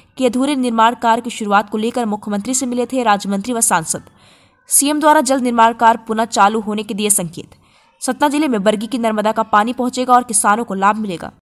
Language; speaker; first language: Hindi; native; Hindi